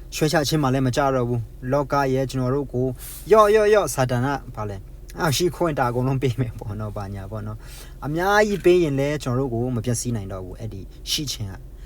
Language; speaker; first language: Burmese; non-native, local second language; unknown